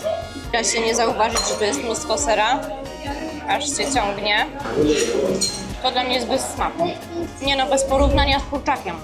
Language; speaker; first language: Polish; native; Polish